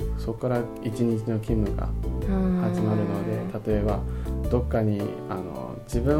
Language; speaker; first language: Japanese; non-native, fluent; Chinese